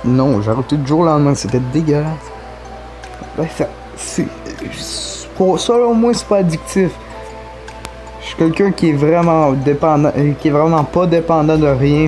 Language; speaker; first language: French; native; French